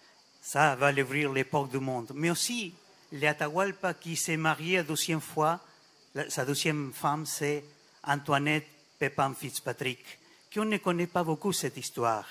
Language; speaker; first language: French; non-native, fluent; Spanish